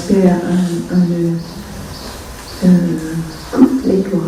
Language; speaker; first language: French; non-native, fluent; Vietnamese